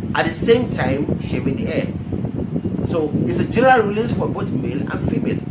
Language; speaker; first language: English; non-native, local second language; Yoruba